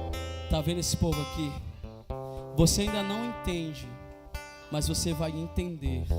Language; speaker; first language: Portuguese; native; Portuguese